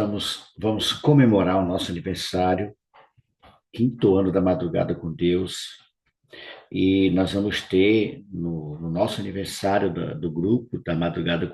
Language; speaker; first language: Portuguese; native; Portuguese